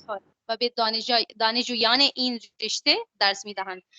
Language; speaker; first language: Persian; non-native, learner; Urdu